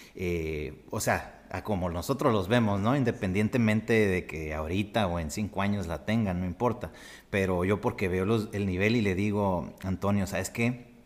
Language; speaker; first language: Spanish; native; Spanish